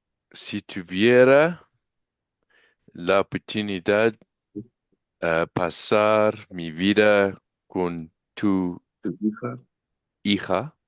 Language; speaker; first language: Spanish; non-native, learner; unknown